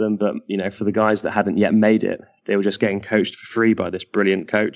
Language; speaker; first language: English; native; English